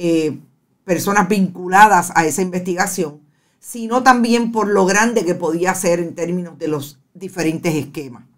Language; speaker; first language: Spanish; native; Spanish